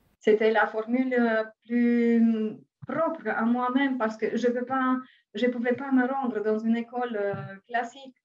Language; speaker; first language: French; non-native, fluent; Romanian